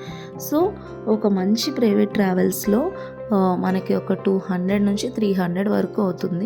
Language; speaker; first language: Telugu; native; Telugu